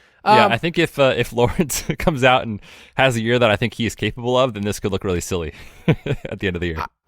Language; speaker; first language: English; native; English